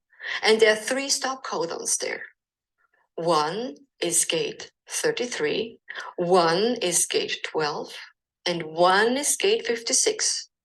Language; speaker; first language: English; non-native, fluent; German